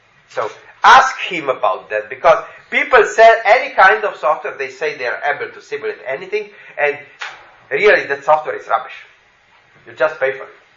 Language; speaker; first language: English; non-native, fluent; Slovenian